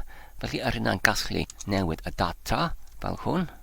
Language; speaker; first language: Welsh; non-native, learner; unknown